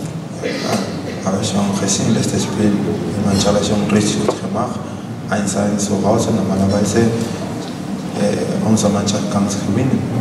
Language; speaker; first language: German; non-native, learner; Spanish